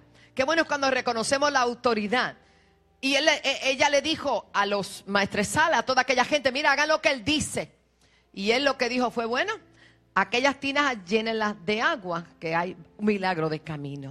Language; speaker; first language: Spanish; native; Spanish